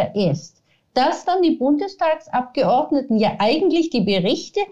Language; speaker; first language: German; non-native, fluent; Italian